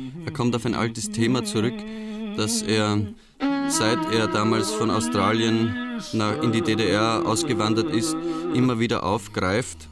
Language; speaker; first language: German; native; German